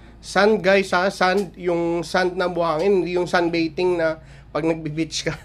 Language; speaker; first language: Filipino; non-native, local second language; Hiligaynon